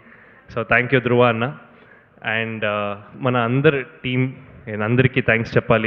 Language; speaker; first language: Telugu; non-native, learner; Kannada